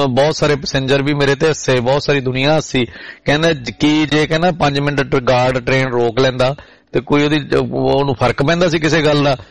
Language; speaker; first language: Punjabi; native; Punjabi